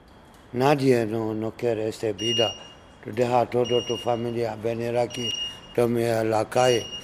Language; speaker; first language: Spanish; non-native, learner; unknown